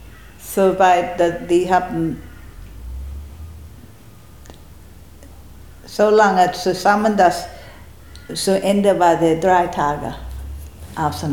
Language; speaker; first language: German; early bilingual, heritage; German